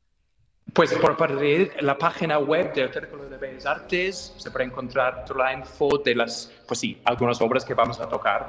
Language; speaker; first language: Spanish; non-native, fluent; English